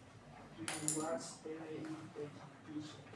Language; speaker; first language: English; non-native, learner; Spanish